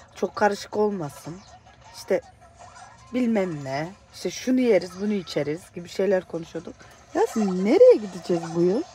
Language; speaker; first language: Turkish; native; Turkish